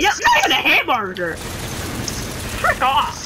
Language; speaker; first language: English; native; English